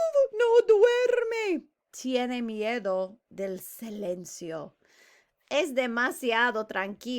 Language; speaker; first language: Spanish; non-native, fluent; English